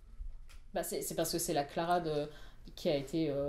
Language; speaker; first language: French; native; French